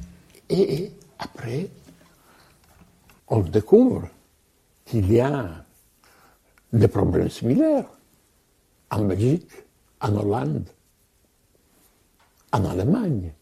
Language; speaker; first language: French; non-native, fluent; Italian